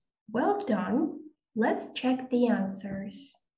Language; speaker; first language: English; non-native, fluent; Russian